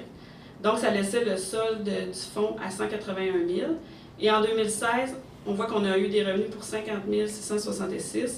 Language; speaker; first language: French; native; French